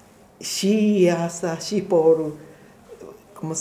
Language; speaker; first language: Spanish; non-native, fluent; Japanese